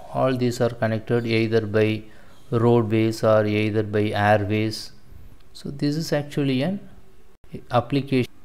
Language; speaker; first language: English; non-native, local second language; Tamil